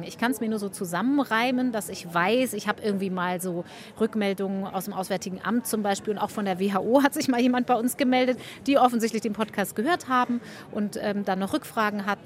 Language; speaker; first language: German; native; German